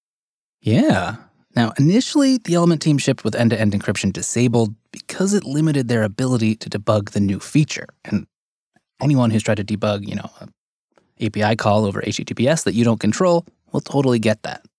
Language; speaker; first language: English; native; English